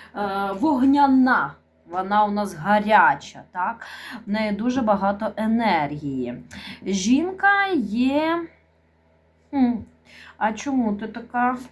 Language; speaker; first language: Ukrainian; non-native, local second language; Russian